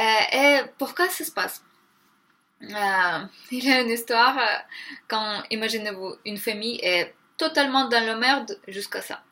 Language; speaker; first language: French; non-native, learner; Ukrainian